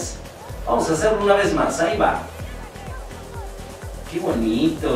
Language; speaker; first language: Spanish; native; Spanish